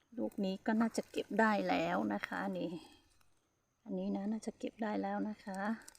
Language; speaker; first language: Thai; non-native, local second language; Hmong